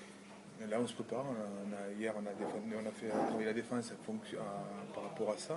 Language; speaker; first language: French; native; French